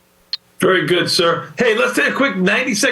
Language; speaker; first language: English; native; English